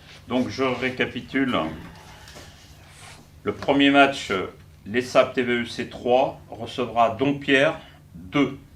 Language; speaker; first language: French; native; French